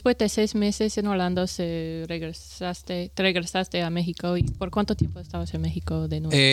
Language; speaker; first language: Spanish; non-native, learner; English